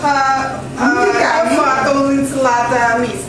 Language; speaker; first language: Italian; non-native, learner; English